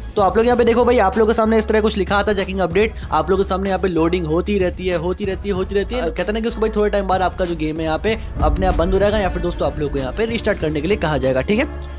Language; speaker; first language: Hindi; native; Hindi